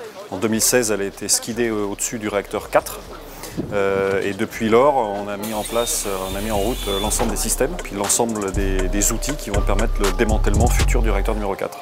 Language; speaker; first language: French; native; French